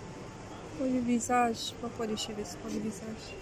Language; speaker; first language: French; non-native, local second language; Arabic